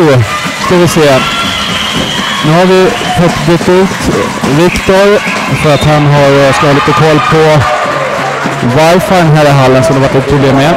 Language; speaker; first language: Swedish; native; Swedish